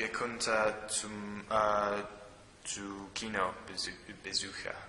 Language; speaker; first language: German; non-native, learner; English